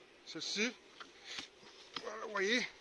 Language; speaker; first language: French; native; French